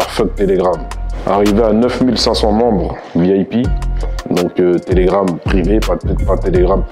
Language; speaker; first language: French; native; French